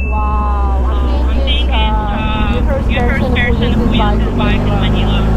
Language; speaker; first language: English; non-native, learner; Russian